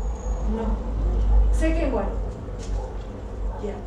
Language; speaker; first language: English; non-native, learner; Spanish